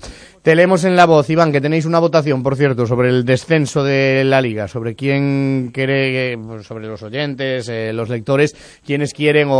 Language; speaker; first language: Spanish; native; Spanish